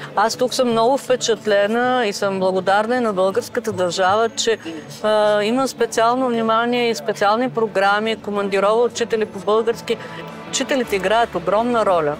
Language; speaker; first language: Bulgarian; early bilingual, heritage; Bulgarian